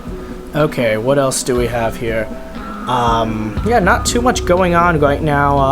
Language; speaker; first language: English; native; English